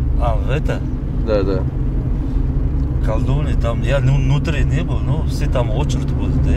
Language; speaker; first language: Russian; non-native, learner; Uzbek